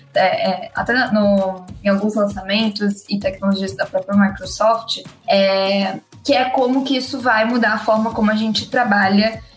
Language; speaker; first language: Portuguese; native; Portuguese